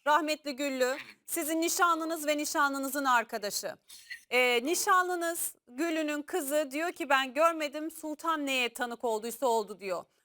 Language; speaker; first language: Turkish; native; Turkish